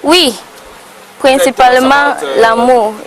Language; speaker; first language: French; non-native, local second language; English